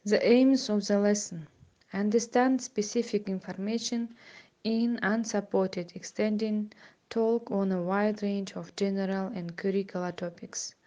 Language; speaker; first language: English; non-native, fluent; Kazakh